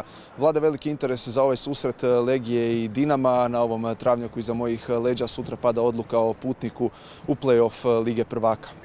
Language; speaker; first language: Croatian; native; Croatian